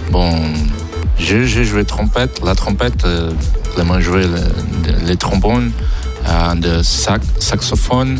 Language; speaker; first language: French; non-native, learner; Portuguese